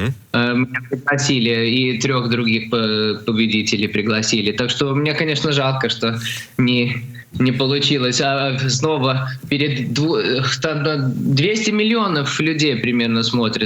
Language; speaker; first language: Russian; early bilingual, heritage; Russian